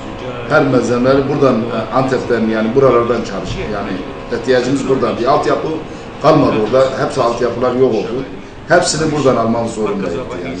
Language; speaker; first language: Turkish; non-native, fluent; Arabic